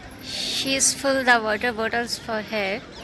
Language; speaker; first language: English; non-native, learner; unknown